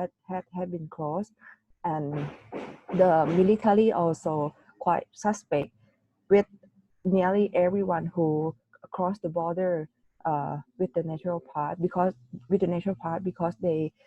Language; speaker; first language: English; non-native, learner; Thai